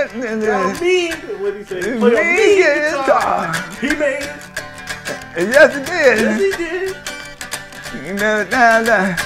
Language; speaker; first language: English; native; English